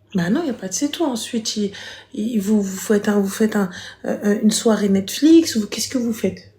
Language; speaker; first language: French; native; French